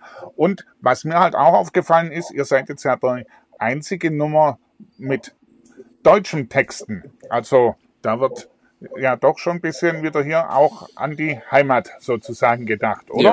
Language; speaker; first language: German; native; German